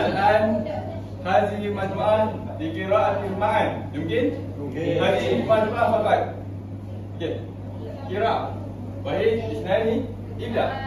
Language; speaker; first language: Arabic; non-native, learner; Malay